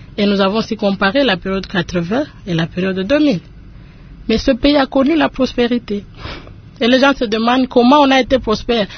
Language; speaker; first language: French; non-native, local second language; Lingala